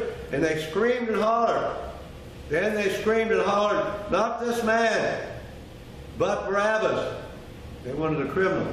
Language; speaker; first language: English; native; English